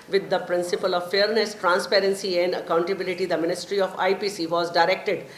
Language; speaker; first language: English; non-native, local second language; Urdu